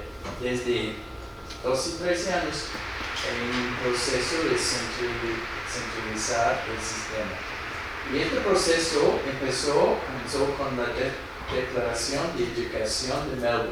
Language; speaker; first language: Spanish; non-native, fluent; English